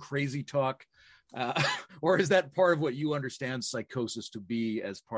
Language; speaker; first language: English; native; English